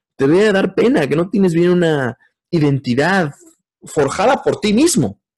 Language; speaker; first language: Spanish; native; Spanish